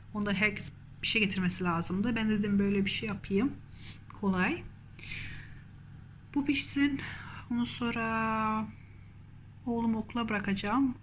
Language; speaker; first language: Turkish; early bilingual, heritage; Turkish